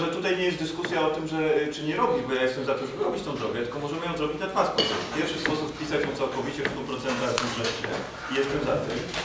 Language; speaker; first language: Polish; native; Polish